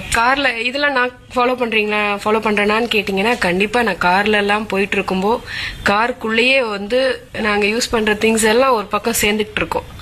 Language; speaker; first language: Tamil; non-native, local second language; Malayalam